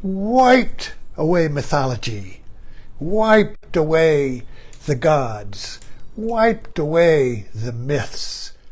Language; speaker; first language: English; native; English